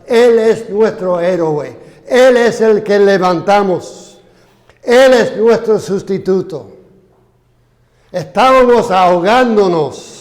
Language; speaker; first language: Spanish; non-native, fluent; English